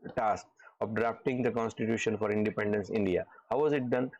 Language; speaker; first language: English; non-native, local second language; Gujarati